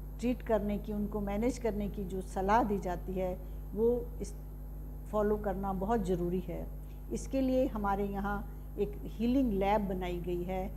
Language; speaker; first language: Hindi; native; Hindi